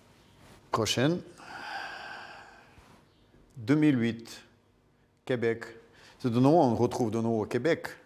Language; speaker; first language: French; non-native, fluent; Russian